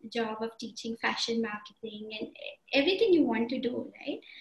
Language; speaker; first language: English; non-native, local second language; Marathi